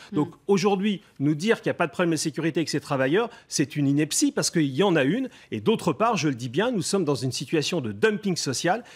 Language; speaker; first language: French; native; French